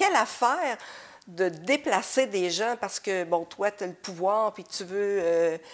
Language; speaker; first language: French; native; French